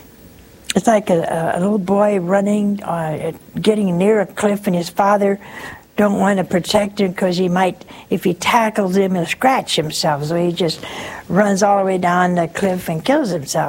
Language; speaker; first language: English; native; English